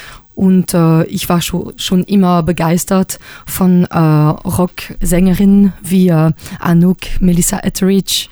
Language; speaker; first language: German; non-native, local second language; French